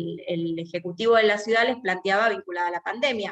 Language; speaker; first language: Spanish; native; Spanish